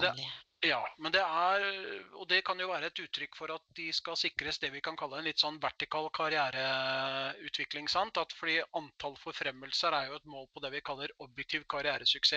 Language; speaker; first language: Norwegian; native; Norwegian